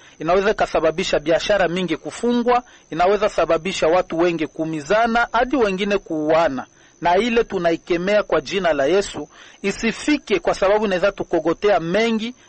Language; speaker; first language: Swahili; native; Swahili